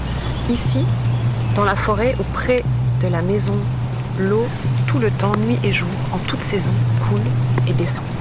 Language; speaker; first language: French; native; French